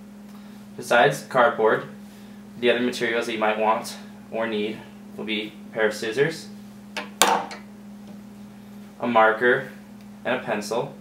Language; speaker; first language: English; native; English